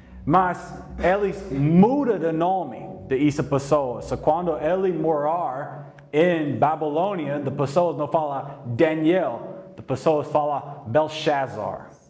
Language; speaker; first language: Portuguese; non-native, learner; English